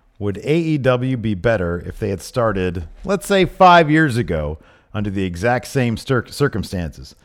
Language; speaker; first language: English; native; English